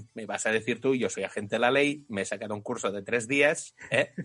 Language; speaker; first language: Spanish; non-native, local second language; Catalan